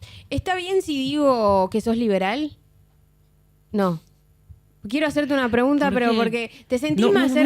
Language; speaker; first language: Spanish; native; Spanish